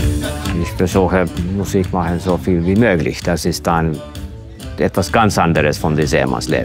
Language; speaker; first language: German; non-native, fluent; Finnish